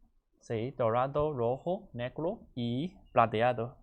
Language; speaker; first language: Spanish; non-native, learner; Chinese